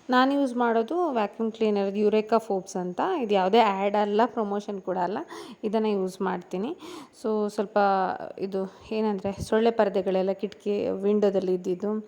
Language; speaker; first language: Kannada; non-native, local second language; Tulu